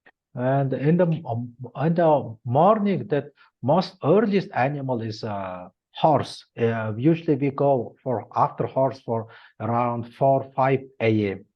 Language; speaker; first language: English; non-native, learner; Mongolian